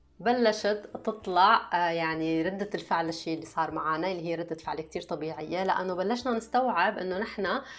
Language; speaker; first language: Arabic; native; Arabic